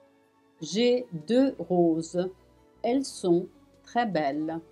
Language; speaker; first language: French; non-native, fluent; Italian